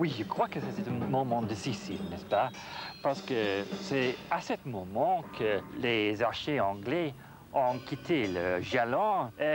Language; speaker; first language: French; non-native, fluent; English